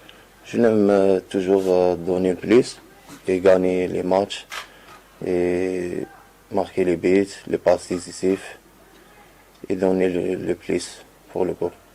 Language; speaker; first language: French; non-native, learner; Arabic